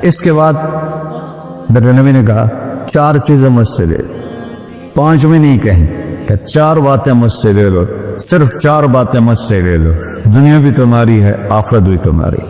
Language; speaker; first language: Urdu; non-native, local second language; Punjabi